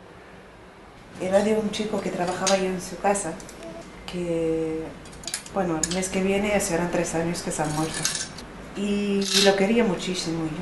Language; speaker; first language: Spanish; non-native, fluent; Arabic